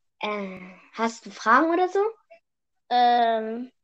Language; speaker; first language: German; early bilingual, other home language; Vietnamese